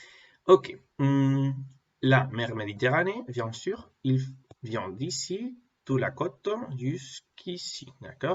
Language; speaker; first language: French; non-native, fluent; Spanish